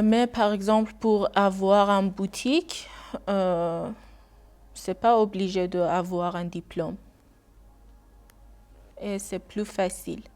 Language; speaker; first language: French; non-native, learner; Persian